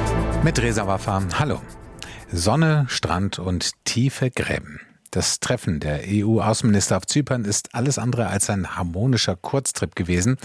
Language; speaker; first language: German; native; German